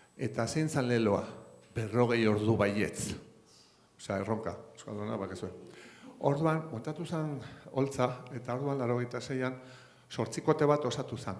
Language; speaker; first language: Basque; non-native, local second language; Spanish